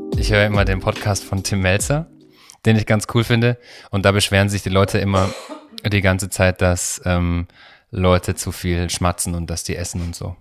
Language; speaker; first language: German; native; German